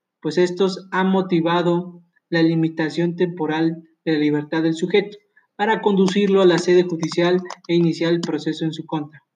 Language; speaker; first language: Spanish; native; Spanish